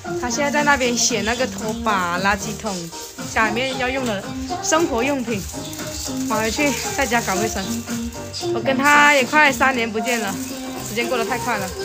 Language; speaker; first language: Chinese; native; Chinese